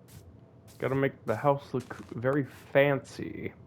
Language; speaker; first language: English; native; English